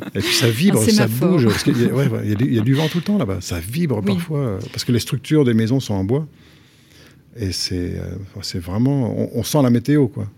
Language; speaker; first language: French; native; French